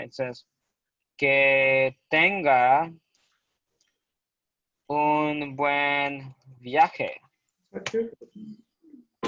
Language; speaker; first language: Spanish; early bilingual, heritage; Spanish